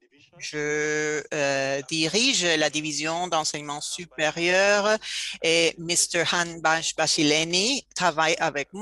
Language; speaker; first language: French; non-native, fluent; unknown